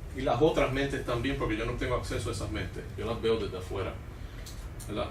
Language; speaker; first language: Spanish; early bilingual, heritage; Spanish